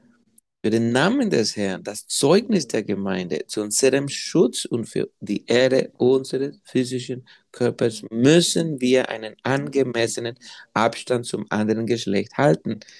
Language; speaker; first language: German; non-native, fluent; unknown